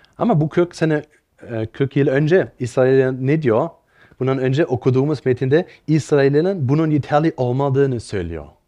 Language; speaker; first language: Turkish; non-native, fluent; German